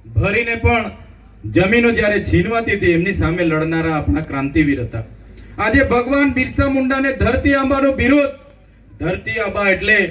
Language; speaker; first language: Gujarati; non-native, local second language; Vasavi